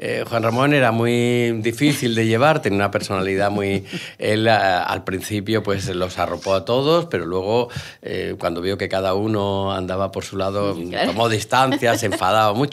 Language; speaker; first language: Spanish; native; Spanish